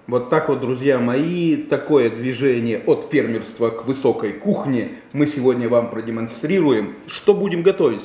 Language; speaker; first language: Russian; native; Russian